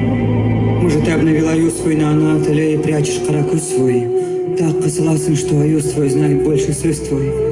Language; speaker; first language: Russian; native; Russian